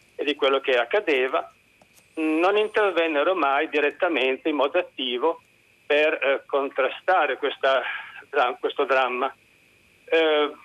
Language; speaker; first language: Italian; native; Italian